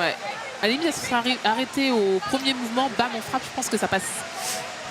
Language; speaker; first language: French; native; French